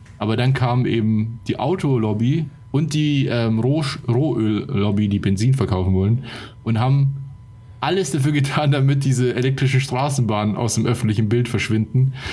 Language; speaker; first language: German; early bilingual, other home language; Polish